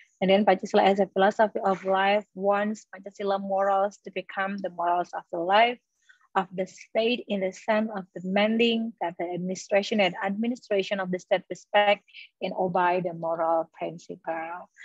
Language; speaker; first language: English; non-native, fluent; Indonesian